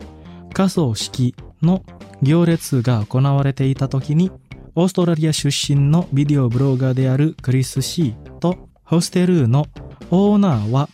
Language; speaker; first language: Japanese; non-native, fluent; Indonesian